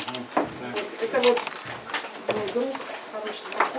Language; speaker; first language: Russian; native; Russian